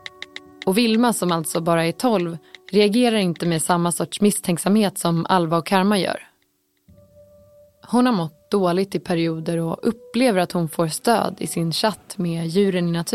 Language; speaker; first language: Swedish; native; Swedish